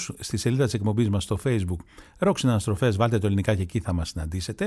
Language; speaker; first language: Greek; native; Greek